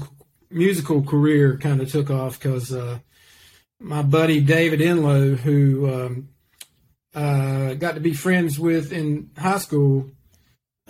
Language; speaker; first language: English; native; English